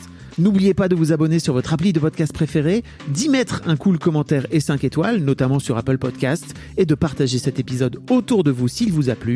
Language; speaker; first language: French; native; French